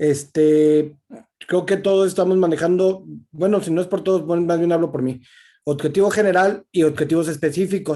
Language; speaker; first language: Spanish; native; Spanish